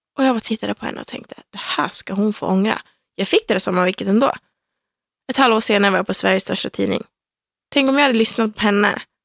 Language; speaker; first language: Swedish; native; Swedish